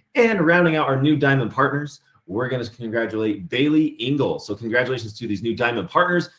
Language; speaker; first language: English; native; English